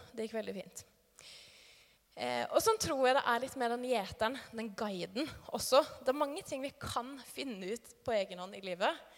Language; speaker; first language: Norwegian; native; Norwegian